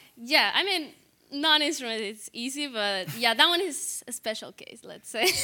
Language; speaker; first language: English; non-native, fluent; Spanish